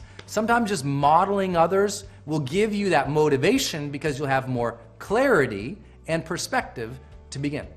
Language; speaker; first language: English; native; English